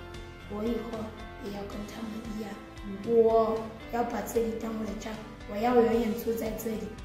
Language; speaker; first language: Chinese; non-native, learner; Southern Sotho